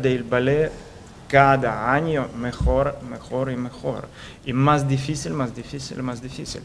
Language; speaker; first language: Spanish; non-native, fluent; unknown